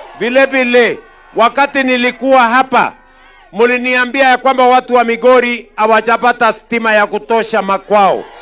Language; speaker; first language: Swahili; non-native, local second language; Kalenjin